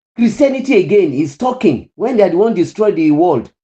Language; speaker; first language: English; non-native, local second language; Yoruba